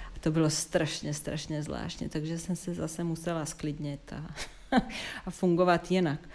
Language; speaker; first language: Czech; non-native, fluent; Serbian